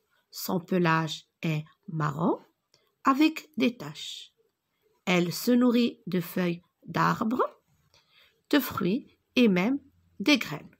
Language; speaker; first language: French; non-native, local second language; Arabic